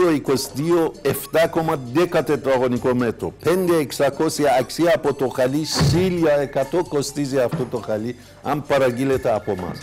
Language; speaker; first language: Greek; non-native, fluent; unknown